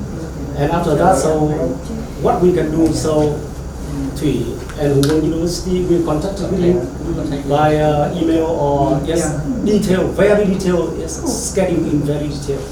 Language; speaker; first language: English; non-native, learner; Vietnamese